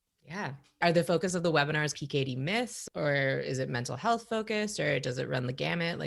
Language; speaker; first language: English; native; English